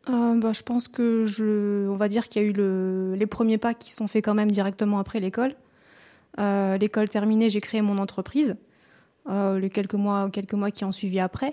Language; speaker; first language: French; native; French